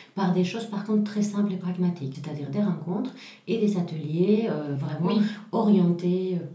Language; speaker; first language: French; non-native, fluent; Spanish